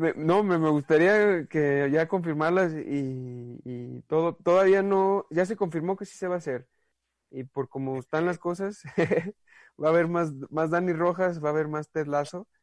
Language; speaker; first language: Spanish; native; Spanish